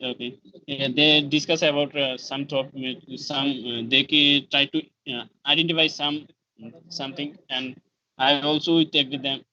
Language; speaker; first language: English; non-native, learner; Bangla